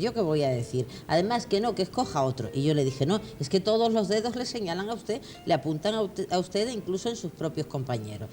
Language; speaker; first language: Spanish; native; Spanish